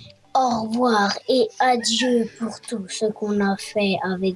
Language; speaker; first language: French; native; French